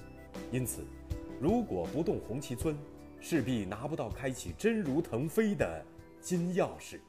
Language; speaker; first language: Chinese; native; Chinese